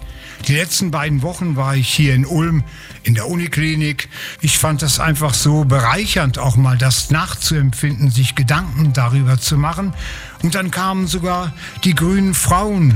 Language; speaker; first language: German; native; German